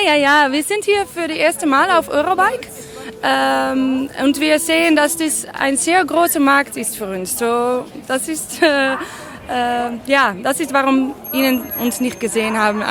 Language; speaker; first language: German; non-native, learner; Dutch